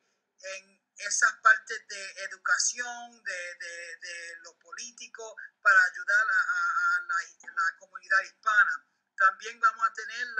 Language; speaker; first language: Spanish; early bilingual, heritage; Spanish